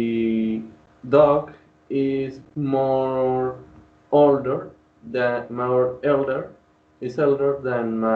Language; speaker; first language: English; non-native, learner; Spanish